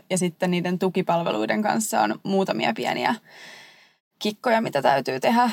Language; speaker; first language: Finnish; native; Finnish